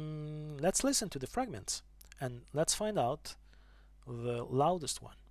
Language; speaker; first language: English; non-native, fluent; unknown